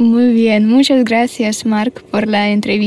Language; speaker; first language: Spanish; non-native, fluent; Russian